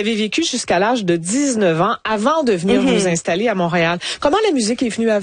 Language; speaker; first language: French; native; French